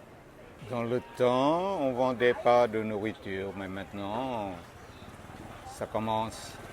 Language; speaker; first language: French; non-native, fluent; Vietnamese